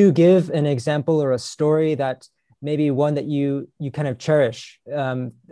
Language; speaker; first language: English; native; English